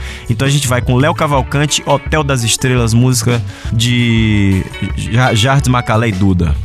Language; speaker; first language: Portuguese; native; Portuguese